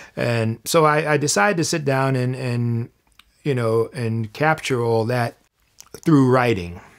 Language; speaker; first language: English; native; English